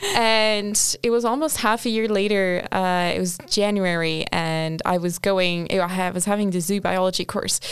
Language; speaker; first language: English; non-native, fluent; Portuguese